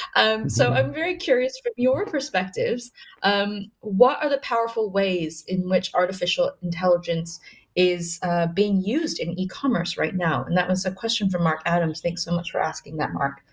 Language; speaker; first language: English; native; English